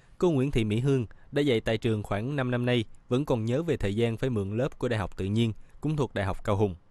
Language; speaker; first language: Vietnamese; native; Vietnamese